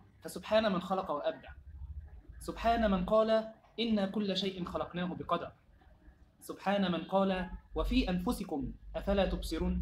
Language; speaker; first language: Arabic; native; Arabic